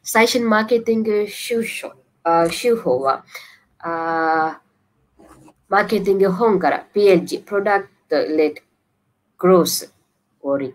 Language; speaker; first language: Japanese; non-native, learner; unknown